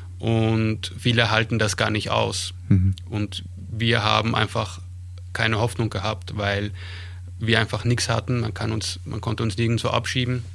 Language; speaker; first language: German; early bilingual, other home language; Armenian